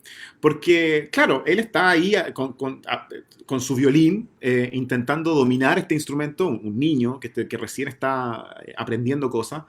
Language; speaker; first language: Spanish; native; Spanish